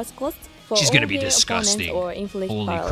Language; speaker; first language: English; native; English